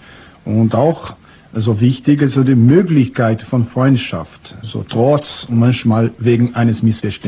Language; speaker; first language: German; non-native, fluent; Portuguese